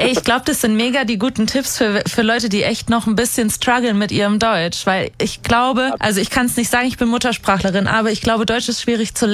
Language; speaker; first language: German; native; German